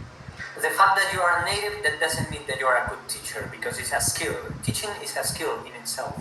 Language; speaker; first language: English; non-native, fluent; Spanish